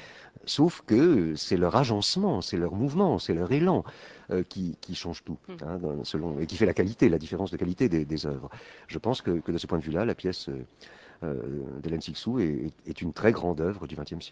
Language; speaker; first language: French; native; French